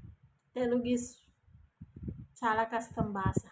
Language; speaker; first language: Telugu; non-native, learner; Indonesian